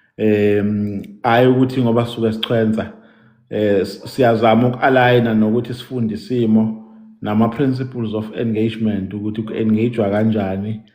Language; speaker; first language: Zulu; native; Zulu